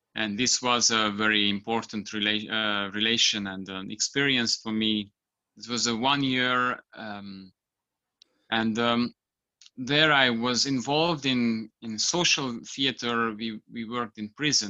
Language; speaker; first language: English; non-native, fluent; Hungarian